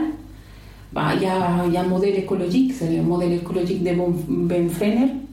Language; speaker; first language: French; non-native, fluent; Spanish